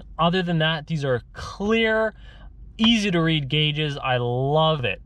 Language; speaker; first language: English; native; English